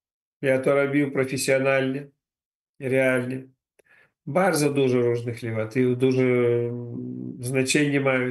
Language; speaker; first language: Polish; non-native, learner; Ukrainian